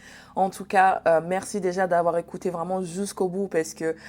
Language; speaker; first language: French; native; French